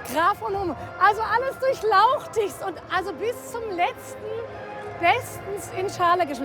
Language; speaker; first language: German; native; German